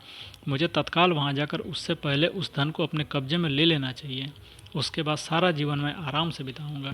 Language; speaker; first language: Hindi; native; Hindi